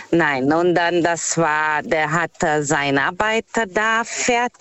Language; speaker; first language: German; non-native, fluent; Portuguese